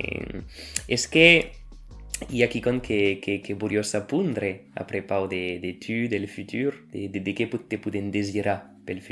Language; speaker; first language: French; non-native, fluent; Japanese